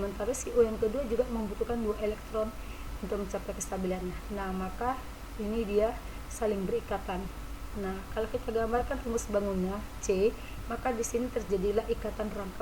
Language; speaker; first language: Indonesian; native; Indonesian